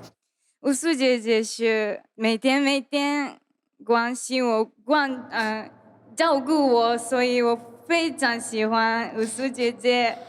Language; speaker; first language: Chinese; non-native, learner; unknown